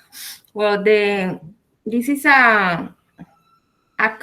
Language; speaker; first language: English; non-native, learner; Spanish